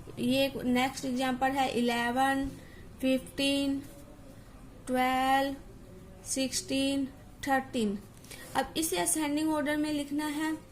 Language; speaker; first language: Hindi; native; Hindi